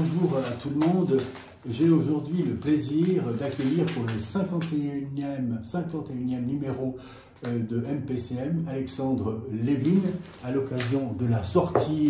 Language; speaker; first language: French; native; French